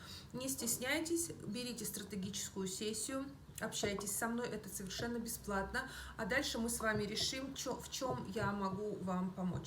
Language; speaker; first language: Russian; native; Russian